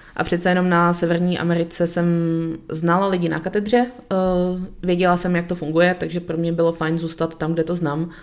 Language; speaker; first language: Czech; native; Czech